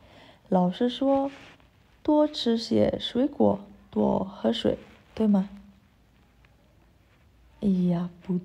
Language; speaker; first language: Chinese; non-native, fluent; Indonesian